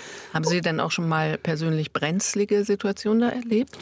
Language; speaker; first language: German; native; German